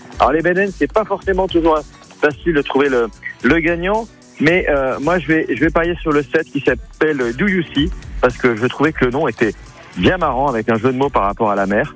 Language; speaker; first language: French; native; French